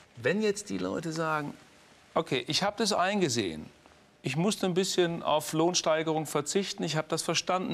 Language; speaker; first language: German; native; German